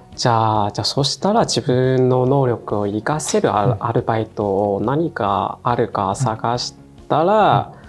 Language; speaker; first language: Japanese; non-native, fluent; Chinese